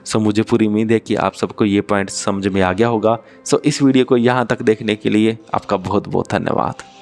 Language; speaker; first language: Hindi; non-native, local second language; Punjabi